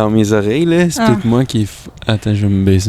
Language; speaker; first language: French; native; French